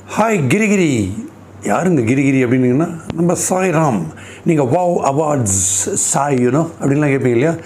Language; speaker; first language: Tamil; native; Tamil